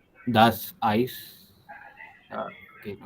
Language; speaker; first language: German; non-native, learner; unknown